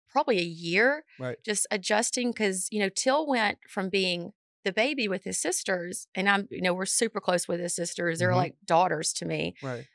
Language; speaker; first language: English; native; English